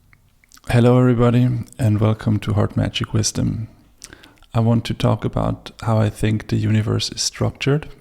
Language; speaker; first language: English; non-native, fluent; German